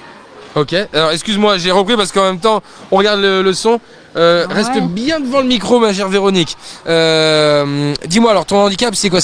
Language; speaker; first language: French; native; French